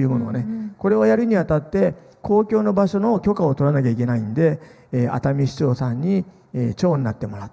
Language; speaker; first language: Japanese; native; Japanese